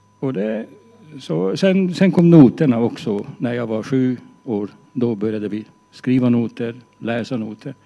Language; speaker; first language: Swedish; non-native, fluent; Hungarian